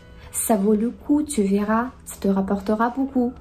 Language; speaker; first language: French; non-native, fluent; Russian